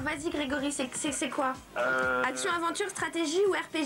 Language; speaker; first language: French; native; French